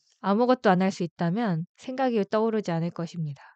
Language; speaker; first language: Korean; native; Korean